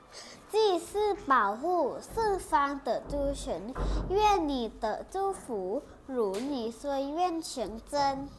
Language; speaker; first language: Chinese; non-native, learner; Thai